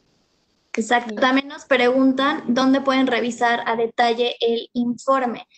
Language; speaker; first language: Spanish; native; Spanish